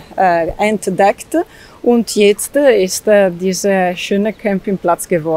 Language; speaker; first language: German; non-native, learner; Italian